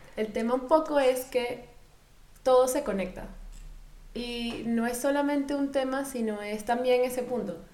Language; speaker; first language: Spanish; native; Spanish